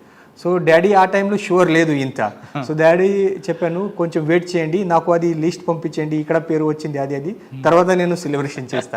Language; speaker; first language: Telugu; non-native, learner; Marathi